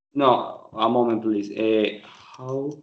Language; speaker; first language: English; non-native, learner; Spanish